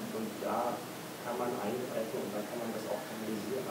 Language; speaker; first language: German; native; German